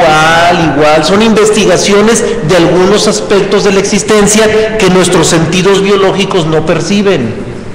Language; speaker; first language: Spanish; native; Spanish